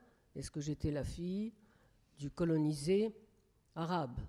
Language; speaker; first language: French; native; French